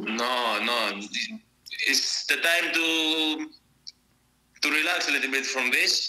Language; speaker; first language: English; non-native, fluent; Greek